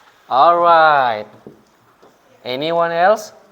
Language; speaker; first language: English; non-native, fluent; Indonesian